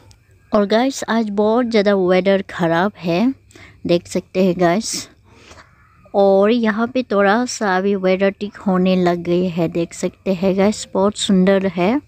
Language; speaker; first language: Hindi; non-native, local second language; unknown